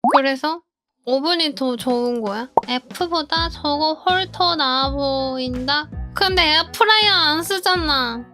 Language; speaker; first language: Korean; non-native, fluent; Japanese